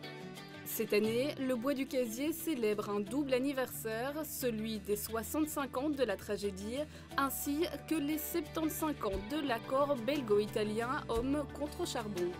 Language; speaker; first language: French; native; French